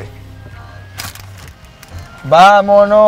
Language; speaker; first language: Spanish; native; Spanish